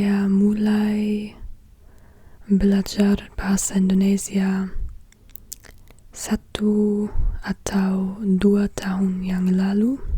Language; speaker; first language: Indonesian; non-native, learner; English